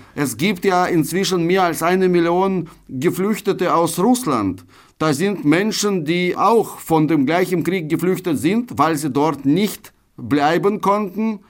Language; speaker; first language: German; non-native, fluent; Russian